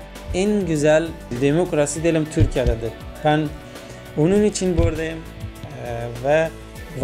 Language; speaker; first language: Turkish; non-native, fluent; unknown